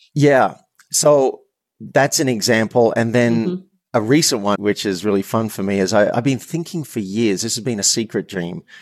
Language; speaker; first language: English; native; English